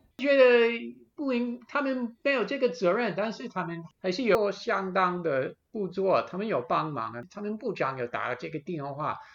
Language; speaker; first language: Chinese; non-native, fluent; English